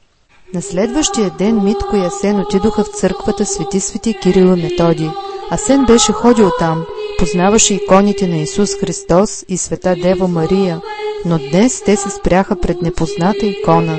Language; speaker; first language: Bulgarian; native; Bulgarian